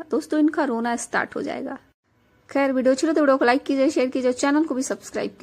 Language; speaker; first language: Hindi; native; Hindi